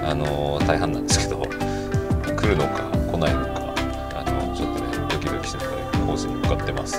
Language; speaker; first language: Japanese; native; Japanese